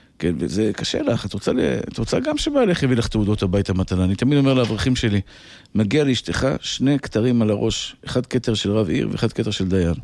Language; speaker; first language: Hebrew; native; Hebrew